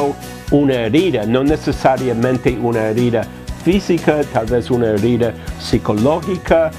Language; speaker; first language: Spanish; non-native, fluent; English